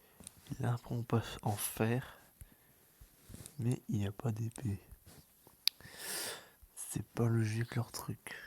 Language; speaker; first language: French; native; French